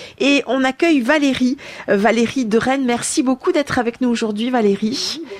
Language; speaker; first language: French; native; French